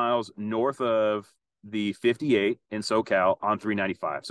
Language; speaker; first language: English; native; English